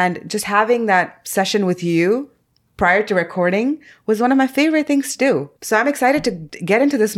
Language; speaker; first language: English; non-native, local second language; Tamil